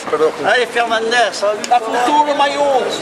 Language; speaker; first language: French; native; French